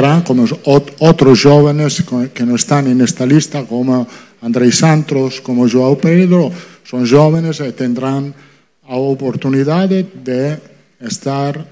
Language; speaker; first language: Portuguese; non-native, fluent; Italian